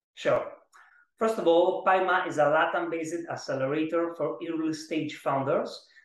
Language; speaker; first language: English; non-native, learner; Italian